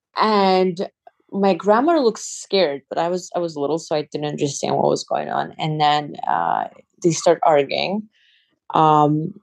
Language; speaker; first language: English; non-native, fluent; Azerbaijani